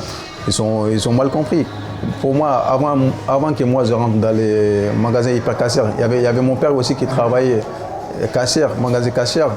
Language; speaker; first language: French; non-native, local second language; Soninke